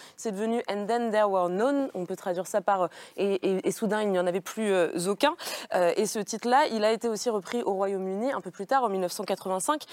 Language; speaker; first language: French; native; French